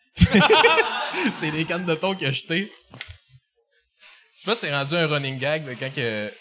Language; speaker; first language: French; native; French